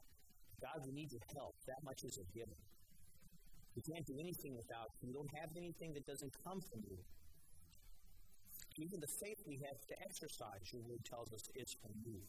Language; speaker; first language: English; native; English